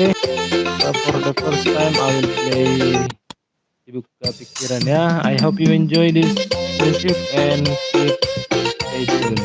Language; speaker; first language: English; non-native, learner; Indonesian